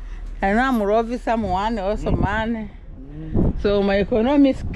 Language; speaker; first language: English; non-native, learner; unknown